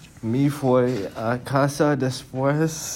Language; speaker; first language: Spanish; non-native, learner; English